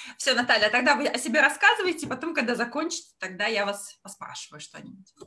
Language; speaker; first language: Russian; native; Russian